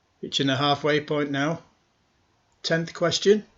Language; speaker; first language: English; native; English